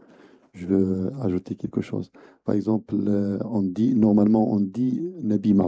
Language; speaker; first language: French; non-native, local second language; Arabic